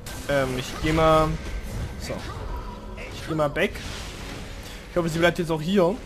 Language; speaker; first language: German; native; German